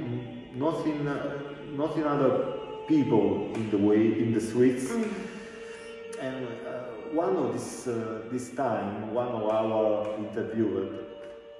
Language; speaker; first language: English; non-native, learner; Italian